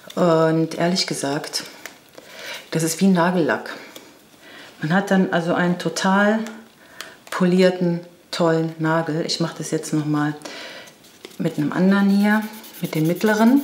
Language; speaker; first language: German; native; German